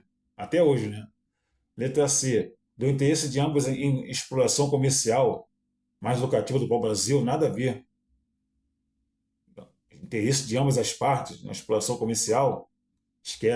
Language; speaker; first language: Portuguese; native; Portuguese